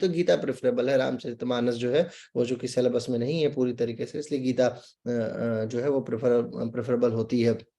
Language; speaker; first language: Hindi; native; Hindi